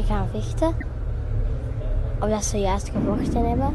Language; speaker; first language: Dutch; non-native, learner; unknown